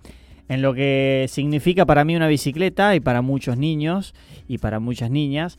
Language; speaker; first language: Spanish; native; Spanish